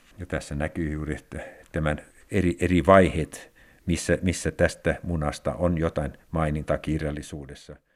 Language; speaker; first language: Finnish; non-native, local second language; Swedish